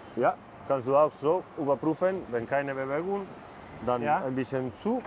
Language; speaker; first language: German; non-native, fluent; Spanish